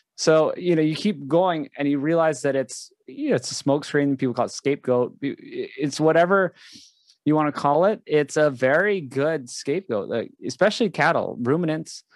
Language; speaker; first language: English; native; English